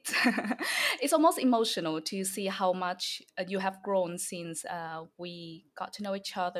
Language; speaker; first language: English; non-native, fluent; Vietnamese